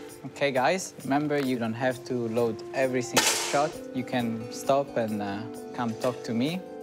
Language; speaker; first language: English; non-native, fluent; Italian